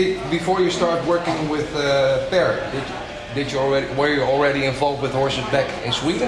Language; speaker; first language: English; non-native, fluent; Dutch